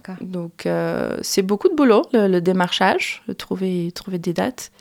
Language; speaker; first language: French; non-native, fluent; Portuguese